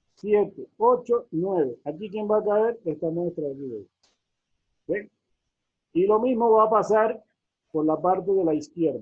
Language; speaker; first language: Spanish; native; Spanish